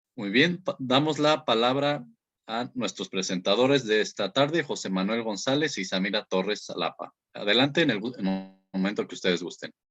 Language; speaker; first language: Spanish; native; Spanish